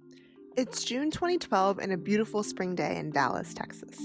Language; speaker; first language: English; native; English